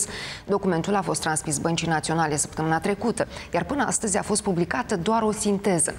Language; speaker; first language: Romanian; native; Romanian